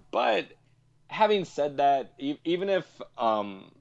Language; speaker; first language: English; native; English